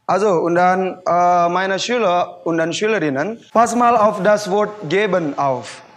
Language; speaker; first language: German; non-native, fluent; Indonesian